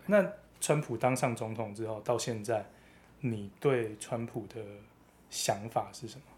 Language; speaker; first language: Chinese; native; Chinese